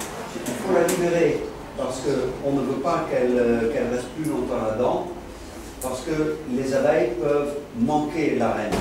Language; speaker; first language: French; non-native, fluent; Dutch